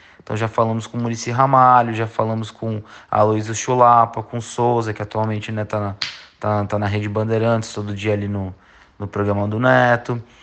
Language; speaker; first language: Portuguese; native; Portuguese